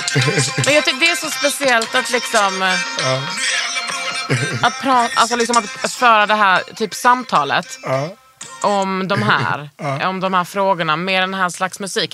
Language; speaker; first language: Swedish; native; Swedish